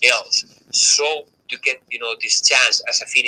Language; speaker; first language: English; non-native, fluent; Finnish